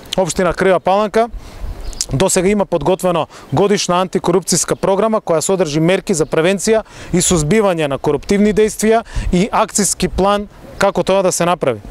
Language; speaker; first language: Macedonian; native; Macedonian